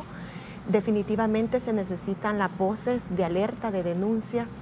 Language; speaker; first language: Spanish; native; Spanish